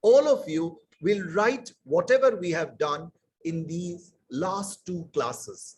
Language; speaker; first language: English; non-native, local second language; Bangla